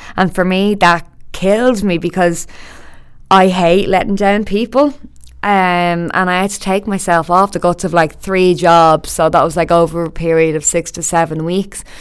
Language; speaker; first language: English; native; English